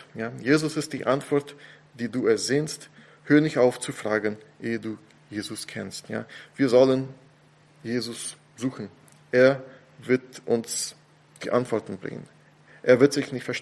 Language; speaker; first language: German; non-native, fluent; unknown